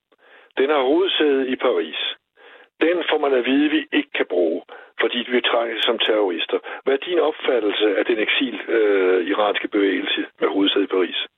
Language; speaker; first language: Danish; native; Danish